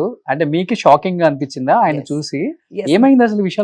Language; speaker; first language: Telugu; native; Telugu